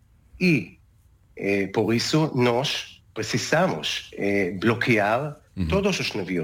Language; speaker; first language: Portuguese; non-native, learner; Hebrew